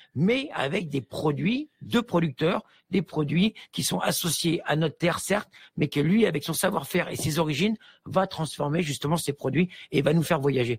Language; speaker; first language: French; native; French